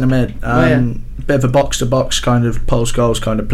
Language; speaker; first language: English; native; English